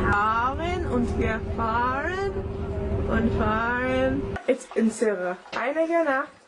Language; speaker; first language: German; non-native, learner; English